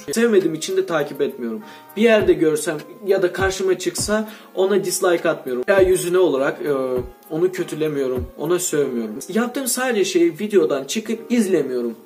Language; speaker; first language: Turkish; non-native, fluent; Russian